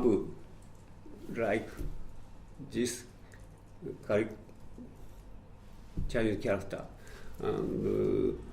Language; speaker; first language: English; non-native, fluent; Japanese